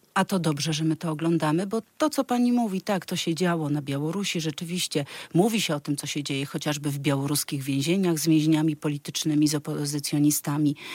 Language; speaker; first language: Polish; native; Polish